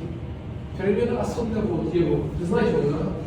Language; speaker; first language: Russian; non-native, learner; Persian